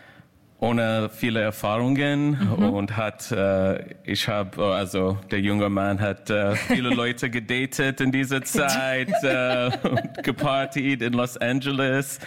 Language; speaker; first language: German; non-native, learner; English